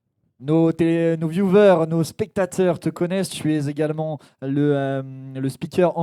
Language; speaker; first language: French; native; French